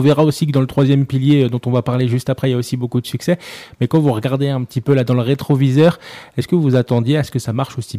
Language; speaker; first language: French; native; French